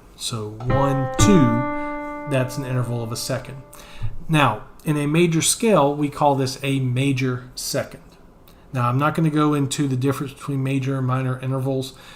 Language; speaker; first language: English; native; English